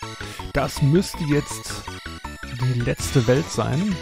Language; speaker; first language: German; native; German